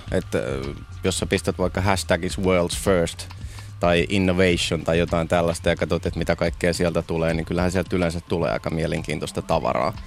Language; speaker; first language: Finnish; native; Finnish